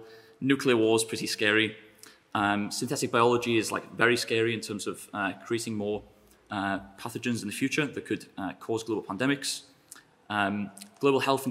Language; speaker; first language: English; native; English